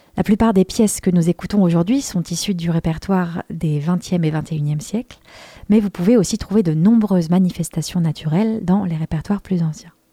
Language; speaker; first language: French; native; French